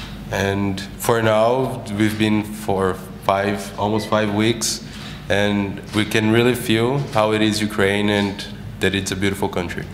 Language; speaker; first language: English; non-native, fluent; Portuguese